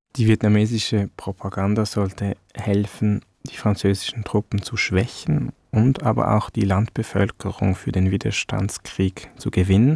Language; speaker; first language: German; early bilingual, other home language; Vietnamese